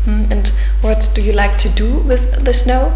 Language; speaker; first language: English; non-native, fluent; German